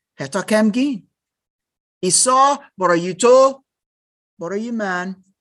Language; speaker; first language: Persian; non-native, learner; German